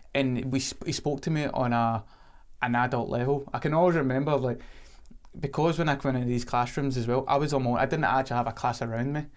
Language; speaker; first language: English; native; English